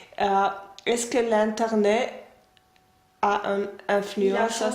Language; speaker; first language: French; non-native, fluent; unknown